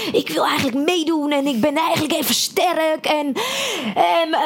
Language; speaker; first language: Dutch; early bilingual, other home language; Russian